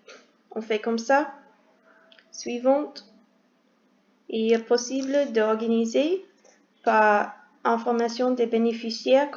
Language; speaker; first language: French; non-native, learner; English